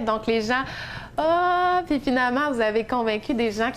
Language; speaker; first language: French; native; French